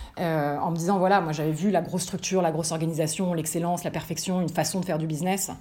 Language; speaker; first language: French; native; French